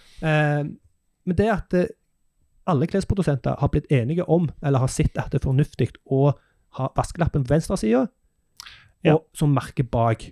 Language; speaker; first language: Norwegian; native; Norwegian